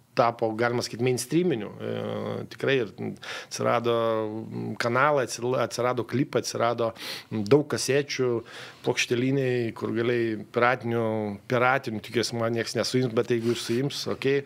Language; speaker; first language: Lithuanian; native; Lithuanian